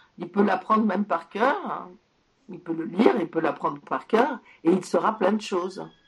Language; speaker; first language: French; early bilingual, other home language; Polish